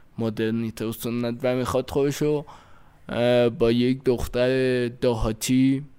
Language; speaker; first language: Persian; native; Persian